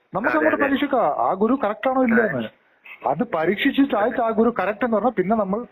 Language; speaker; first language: Malayalam; non-native, local second language; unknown